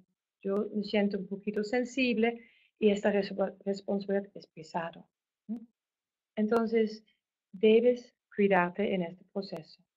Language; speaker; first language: Spanish; non-native, fluent; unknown